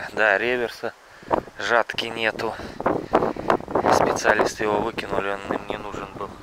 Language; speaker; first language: Russian; native; Russian